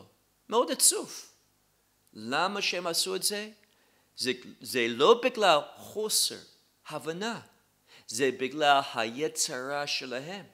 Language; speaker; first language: Hebrew; non-native, fluent; English